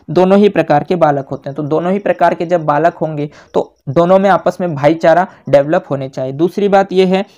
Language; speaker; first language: Hindi; native; Hindi